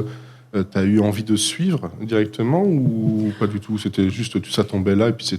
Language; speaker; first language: French; native; French